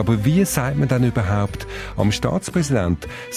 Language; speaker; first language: German; native; German